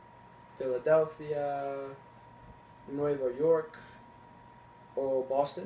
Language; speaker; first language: Spanish; non-native, learner; English